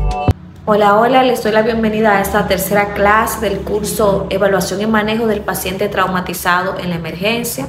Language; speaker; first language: Spanish; native; Spanish